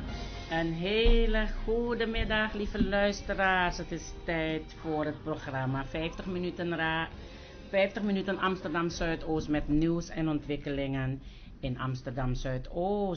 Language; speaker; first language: Dutch; native; Dutch